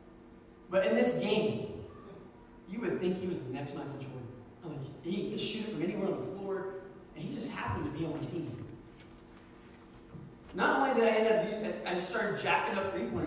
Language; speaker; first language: English; native; English